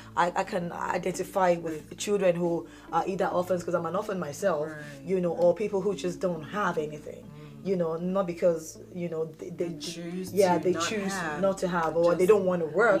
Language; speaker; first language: English; non-native, local second language; Yoruba